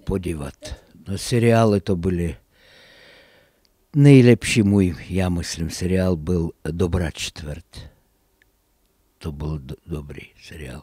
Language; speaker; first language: Czech; non-native, fluent; Russian